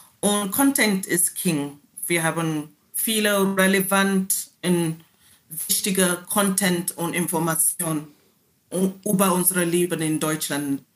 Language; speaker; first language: German; non-native, learner; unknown